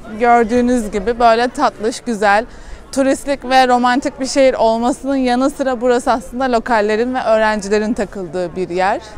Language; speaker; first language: Turkish; native; Turkish